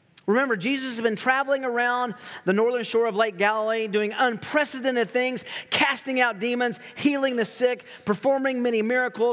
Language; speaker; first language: English; native; English